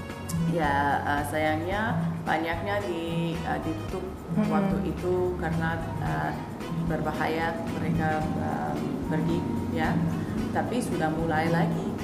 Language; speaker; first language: Indonesian; non-native, fluent; English